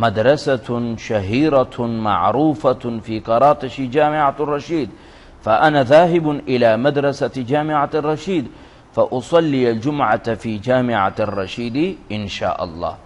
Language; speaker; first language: Arabic; non-native, fluent; Urdu